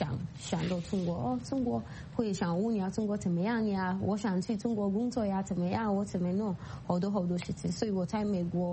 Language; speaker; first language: Chinese; non-native, fluent; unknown